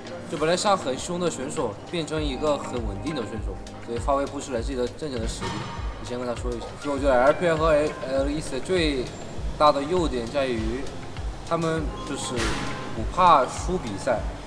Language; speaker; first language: Chinese; native; Chinese